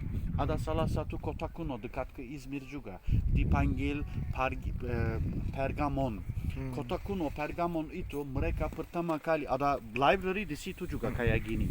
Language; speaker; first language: Indonesian; non-native, fluent; Turkish